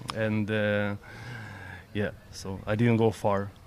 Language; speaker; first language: English; non-native, learner; Ukrainian